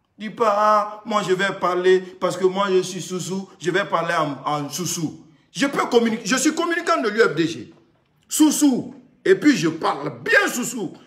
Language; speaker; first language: French; non-native, local second language; Susu